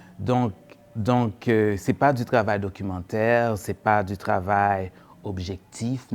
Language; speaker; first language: French; non-native, local second language; Haitian Creole